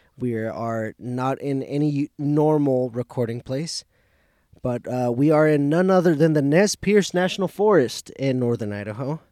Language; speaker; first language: English; early bilingual, other home language; Spanish